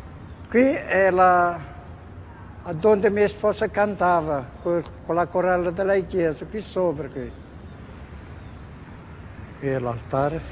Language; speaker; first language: Italian; early bilingual, heritage; Italian